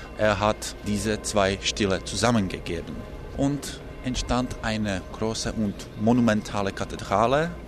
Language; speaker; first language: German; non-native, fluent; Czech